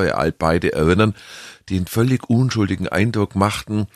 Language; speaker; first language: German; native; German